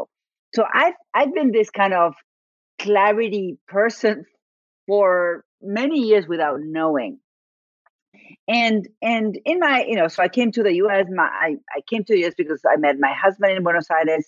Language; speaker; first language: English; non-native, fluent; Spanish